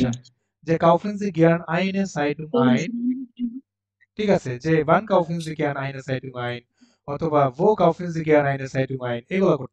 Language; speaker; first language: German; non-native, fluent; Bangla